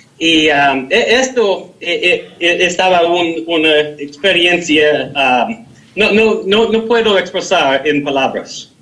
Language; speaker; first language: Spanish; non-native, learner; English